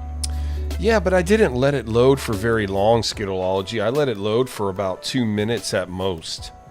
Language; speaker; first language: English; native; English